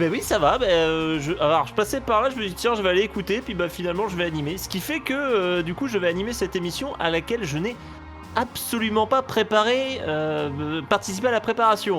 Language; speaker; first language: French; native; French